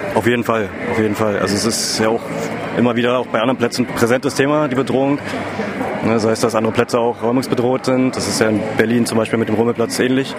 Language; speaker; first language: German; native; German